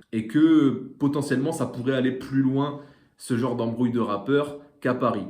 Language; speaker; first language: French; native; French